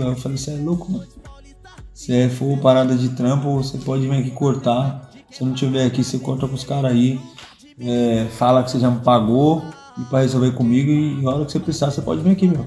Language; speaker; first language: Portuguese; native; Portuguese